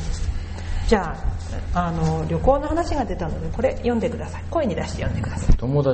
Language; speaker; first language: Japanese; native; Japanese